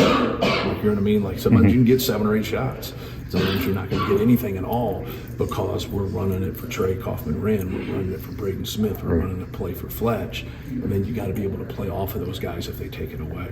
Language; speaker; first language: English; native; English